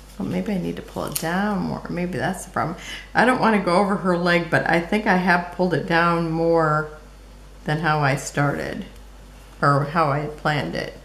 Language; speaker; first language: English; native; English